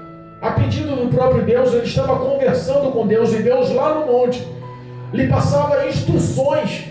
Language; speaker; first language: Portuguese; native; Portuguese